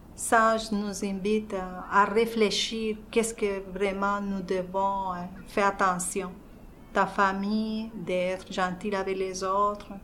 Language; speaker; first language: French; non-native, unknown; Spanish